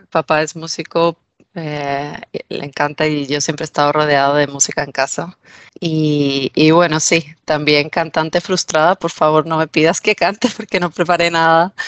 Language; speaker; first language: Spanish; native; Spanish